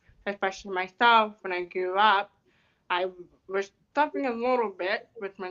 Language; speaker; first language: English; native; English